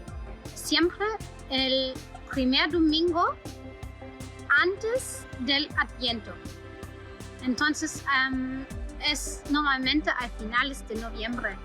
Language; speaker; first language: Spanish; non-native, fluent; German